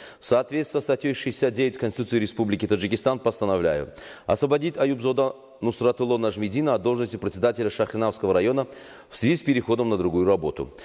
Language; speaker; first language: Russian; non-native, local second language; Tajik